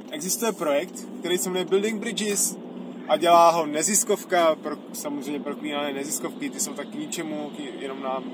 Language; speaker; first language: Czech; native; Czech